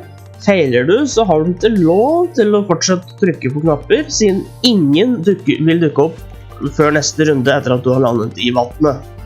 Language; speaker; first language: Norwegian; native; Norwegian